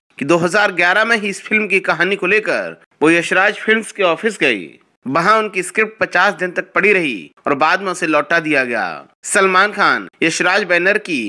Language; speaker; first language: Hindi; native; Hindi